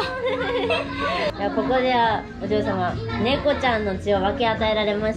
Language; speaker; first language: Japanese; native; Japanese